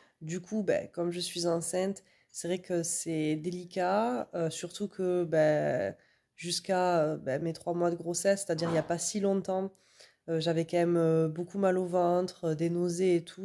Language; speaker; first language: French; native; French